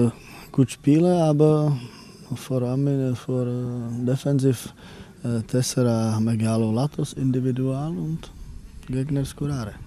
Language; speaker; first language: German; non-native, learner; Greek